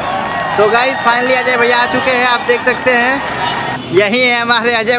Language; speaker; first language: Hindi; native; Hindi